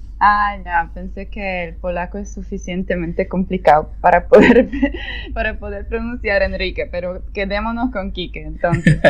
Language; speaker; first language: Spanish; non-native, fluent; Polish